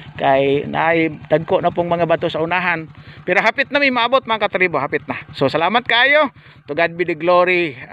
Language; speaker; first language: Cebuano; non-native, local second language; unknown